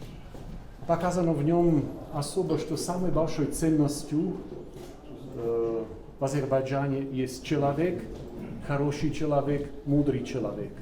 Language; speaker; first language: Russian; non-native, fluent; Azerbaijani